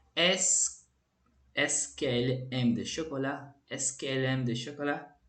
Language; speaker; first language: French; non-native, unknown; Portuguese